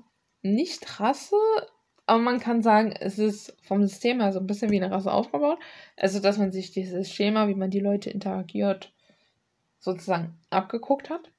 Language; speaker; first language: German; native; German